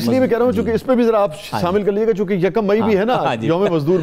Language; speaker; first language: Urdu; native; Urdu